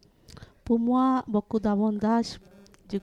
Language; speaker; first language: French; non-native, learner; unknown